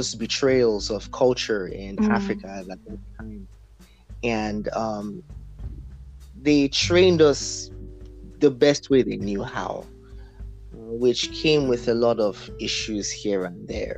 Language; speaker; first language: English; non-native, local second language; Yoruba